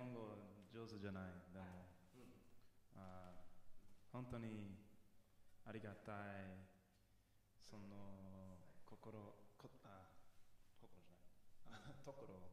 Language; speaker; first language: Japanese; non-native, learner; English